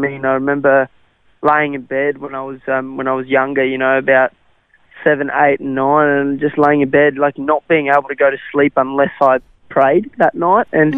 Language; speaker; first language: English; non-native, local second language; Afrikaans